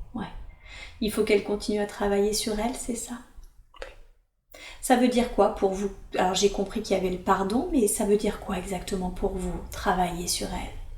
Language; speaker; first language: French; native; French